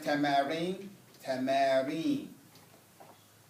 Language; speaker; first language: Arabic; non-native, fluent; English